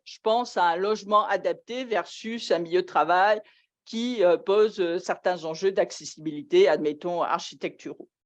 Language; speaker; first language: French; native; French